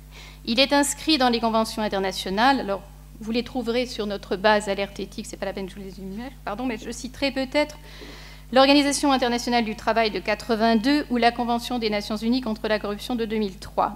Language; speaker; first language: French; native; French